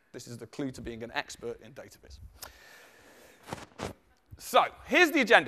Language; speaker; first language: English; native; English